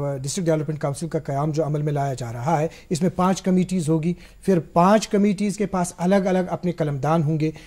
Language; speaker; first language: Hindi; non-native, local second language; Kashmiri